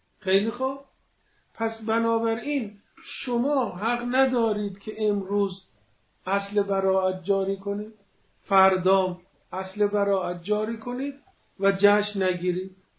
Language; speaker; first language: Persian; non-native, local second language; Azerbaijani